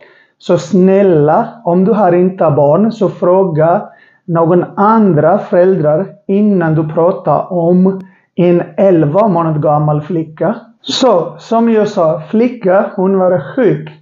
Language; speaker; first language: Swedish; non-native, learner; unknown